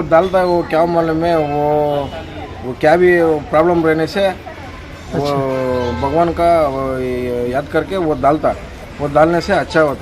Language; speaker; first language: Hindi; non-native, local second language; Kannada